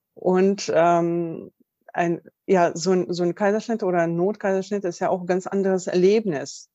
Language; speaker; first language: German; non-native, fluent; Russian